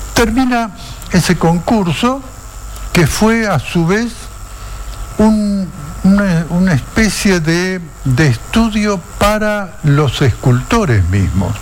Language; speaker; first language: Spanish; native; Spanish